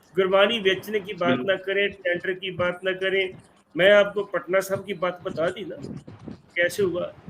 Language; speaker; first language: Hindi; non-native, local second language; Punjabi